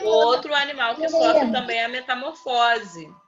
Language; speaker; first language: Portuguese; native; Portuguese